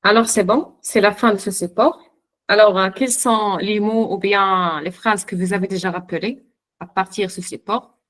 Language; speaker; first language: French; non-native, local second language; Arabic